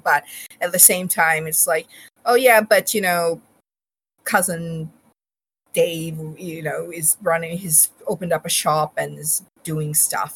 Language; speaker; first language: English; non-native, local second language; Bangla